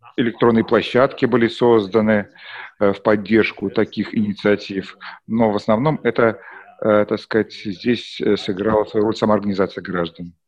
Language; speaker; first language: Russian; non-native, fluent; German